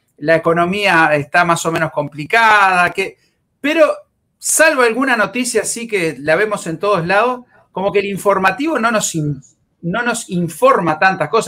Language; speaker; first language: Spanish; native; Spanish